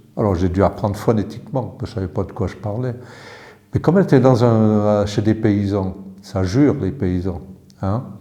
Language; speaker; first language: French; early bilingual, other home language; English